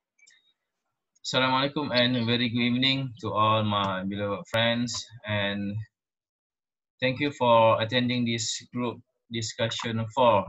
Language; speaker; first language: English; non-native, local second language; Malay